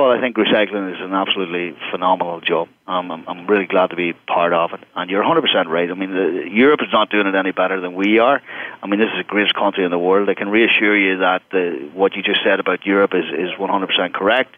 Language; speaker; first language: English; native; English